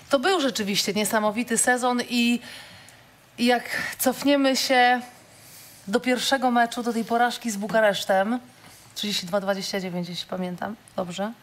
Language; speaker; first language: Polish; native; Polish